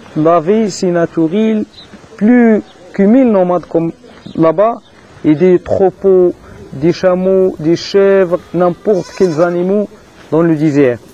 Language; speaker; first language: French; non-native, learner; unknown